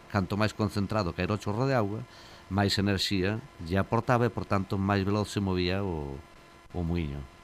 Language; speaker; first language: Galician; native; Galician